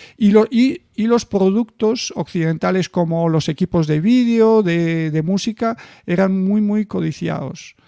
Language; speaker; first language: Spanish; non-native, fluent; Bulgarian